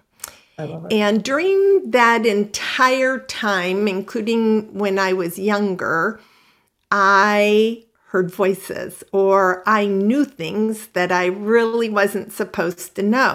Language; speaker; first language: English; native; English